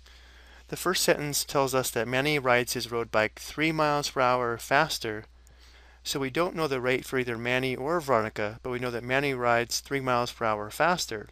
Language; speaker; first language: English; native; English